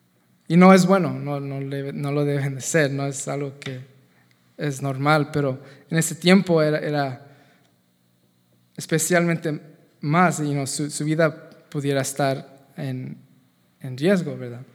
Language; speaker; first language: Spanish; native; Spanish